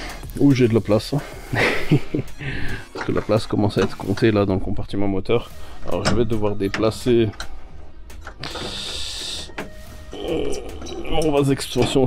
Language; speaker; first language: French; native; French